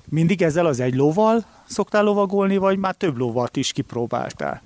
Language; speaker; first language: Hungarian; native; Hungarian